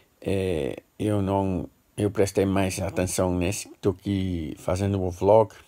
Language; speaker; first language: Portuguese; non-native, learner; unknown